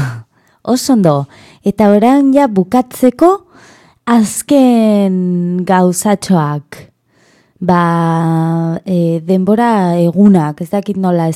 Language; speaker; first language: Basque; non-native, local second language; Spanish